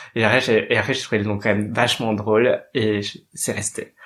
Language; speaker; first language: French; native; French